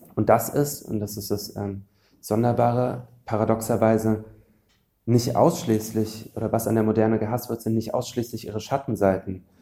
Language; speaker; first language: German; native; German